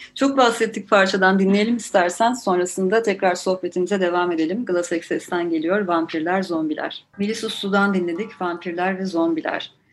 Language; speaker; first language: Turkish; native; Turkish